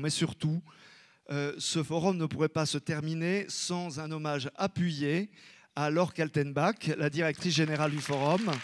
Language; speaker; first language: French; native; French